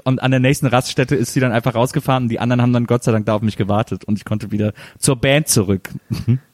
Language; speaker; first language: German; native; German